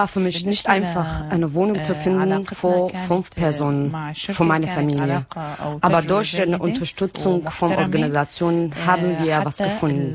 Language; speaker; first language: German; non-native, learner; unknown